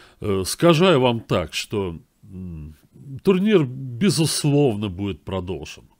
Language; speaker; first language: Russian; native; Russian